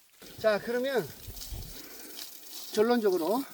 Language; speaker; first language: Korean; native; Korean